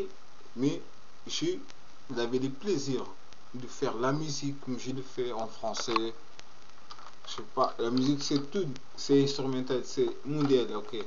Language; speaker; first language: French; non-native, learner; Portuguese